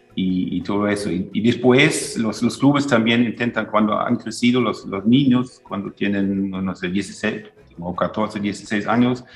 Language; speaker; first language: Spanish; non-native, fluent; German